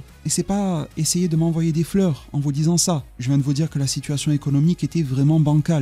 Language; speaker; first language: French; native; French